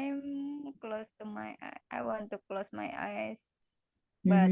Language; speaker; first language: English; non-native, learner; Indonesian